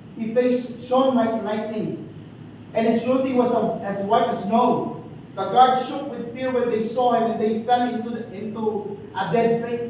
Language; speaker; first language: English; non-native, local second language; Filipino